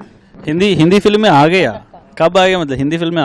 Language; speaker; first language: Hindi; non-native, local second language; Telugu